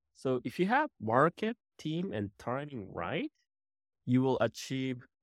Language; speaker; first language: English; non-native, fluent; Japanese